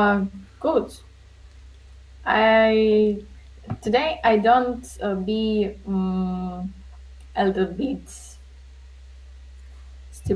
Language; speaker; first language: English; non-native, learner; Russian